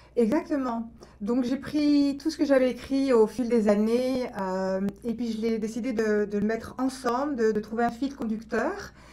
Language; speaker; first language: French; native; French